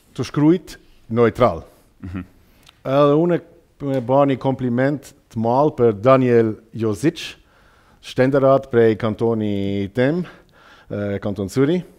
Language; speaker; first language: Albanian; non-native, learner; German